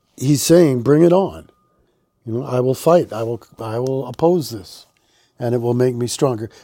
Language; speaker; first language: English; native; English